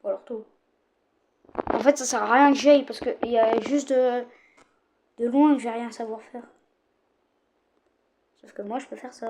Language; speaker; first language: French; native; French